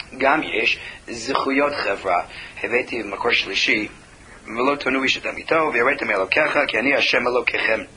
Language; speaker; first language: Hebrew; non-native, fluent; English